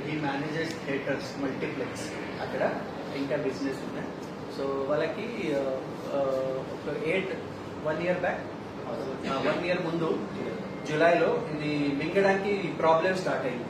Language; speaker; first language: Telugu; non-native, fluent; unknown